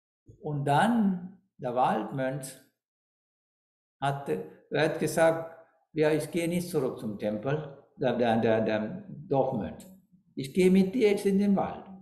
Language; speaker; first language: German; non-native, fluent; Sinhala